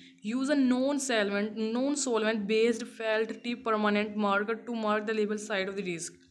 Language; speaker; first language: English; non-native, local second language; Urdu